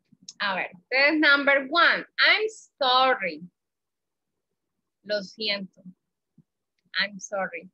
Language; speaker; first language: English; non-native, fluent; Spanish